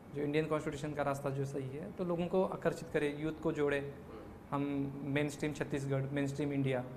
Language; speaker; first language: Hindi; non-native, local second language; Marathi